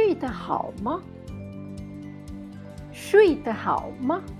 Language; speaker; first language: Chinese; non-native, fluent; Thai